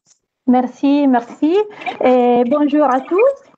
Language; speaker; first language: French; non-native, fluent; Italian